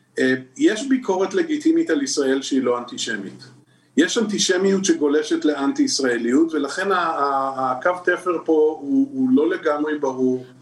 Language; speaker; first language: Hebrew; native; Hebrew